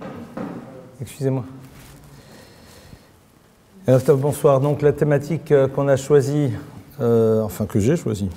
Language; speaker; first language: French; native; French